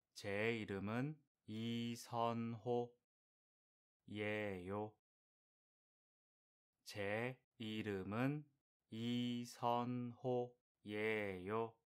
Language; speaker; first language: Korean; non-native, fluent; Vietnamese